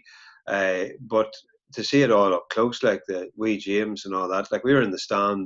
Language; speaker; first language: English; native; English